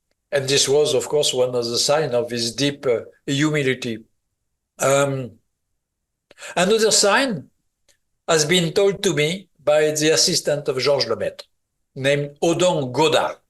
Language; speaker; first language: English; non-native, fluent; French